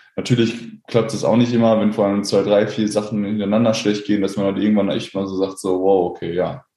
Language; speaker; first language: German; native; German